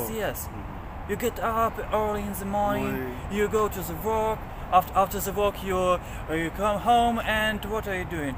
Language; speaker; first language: English; non-native, learner; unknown